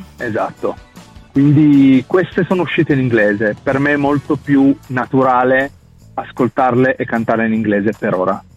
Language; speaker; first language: Italian; native; Italian